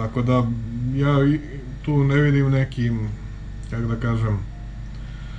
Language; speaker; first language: Serbian; native; Serbian